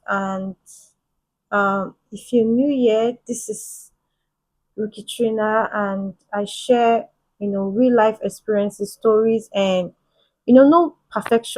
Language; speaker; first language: English; native; English